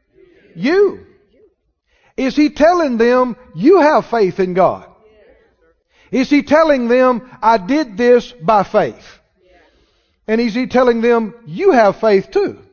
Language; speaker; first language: English; native; English